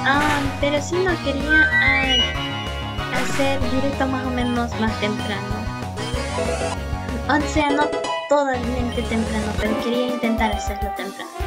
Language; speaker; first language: Spanish; early bilingual, heritage; Spanish